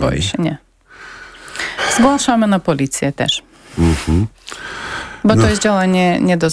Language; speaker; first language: Polish; non-native, local second language; Ukrainian